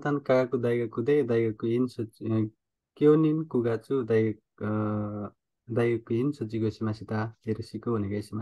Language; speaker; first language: Japanese; non-native, learner; Nepali